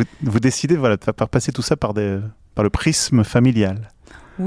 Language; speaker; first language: French; native; French